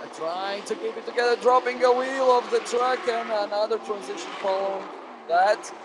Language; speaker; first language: English; non-native, fluent; Latvian